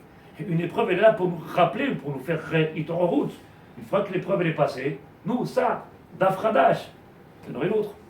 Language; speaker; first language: French; native; French